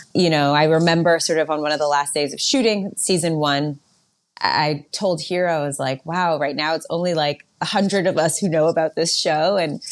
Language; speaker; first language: English; native; English